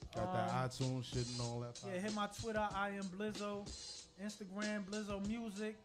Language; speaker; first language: English; native; English